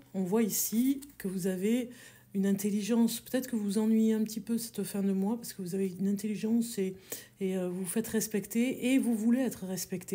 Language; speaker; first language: French; native; French